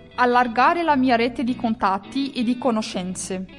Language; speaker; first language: Italian; non-native, fluent; Portuguese